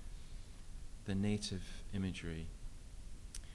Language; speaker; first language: English; native; English